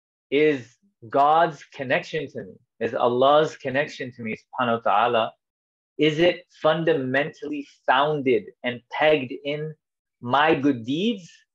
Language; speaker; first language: English; native; English